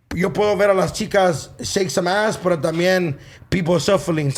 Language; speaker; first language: Spanish; early bilingual, other home language; English